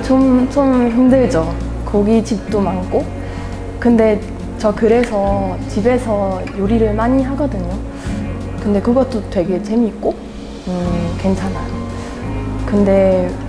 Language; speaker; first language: Korean; non-native, fluent; German